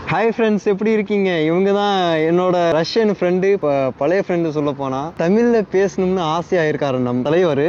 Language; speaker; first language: Tamil; early bilingual, heritage; Tamil